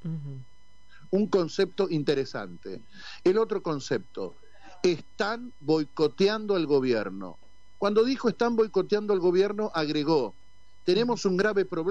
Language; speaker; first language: Spanish; native; Spanish